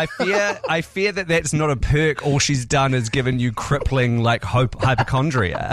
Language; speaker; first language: English; native; English